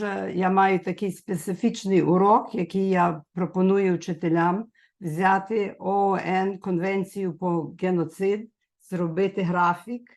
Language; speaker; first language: Ukrainian; early bilingual, heritage; Ukrainian